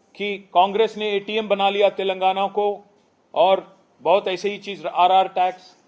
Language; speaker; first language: Hindi; non-native, local second language; Telugu